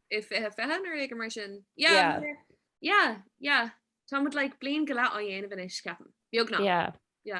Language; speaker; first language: Irish; non-native, local second language; English